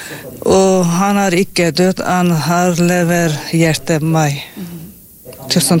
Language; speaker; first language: Swedish; non-native, learner; Norwegian